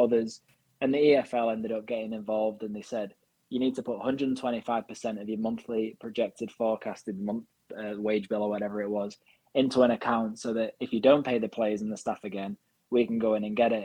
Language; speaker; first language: English; native; English